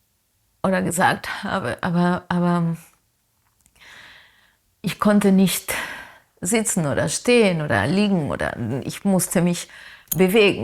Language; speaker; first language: German; non-native, fluent; Spanish